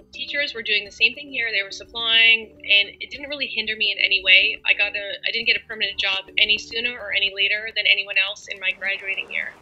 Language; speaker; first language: English; native; English